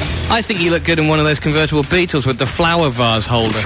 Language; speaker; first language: English; native; English